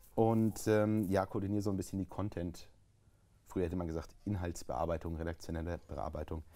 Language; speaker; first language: German; native; German